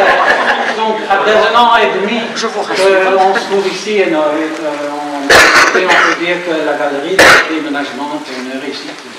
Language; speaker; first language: French; non-native, fluent; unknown